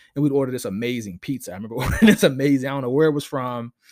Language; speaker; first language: English; native; English